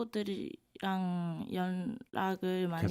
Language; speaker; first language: Korean; non-native, fluent; Cantonese